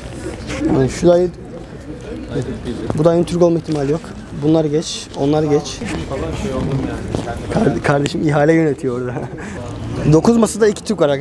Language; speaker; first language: Turkish; native; Turkish